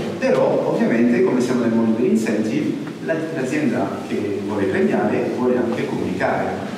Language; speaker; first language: Italian; non-native, fluent; French